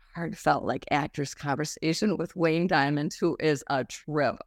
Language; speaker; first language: English; native; English